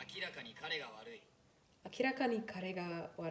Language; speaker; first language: Japanese; non-native, learner; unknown